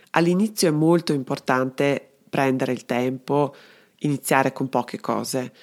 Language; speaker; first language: Italian; non-native, fluent; Serbian